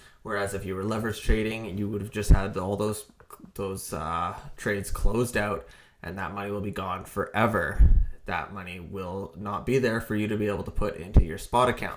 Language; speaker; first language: English; native; English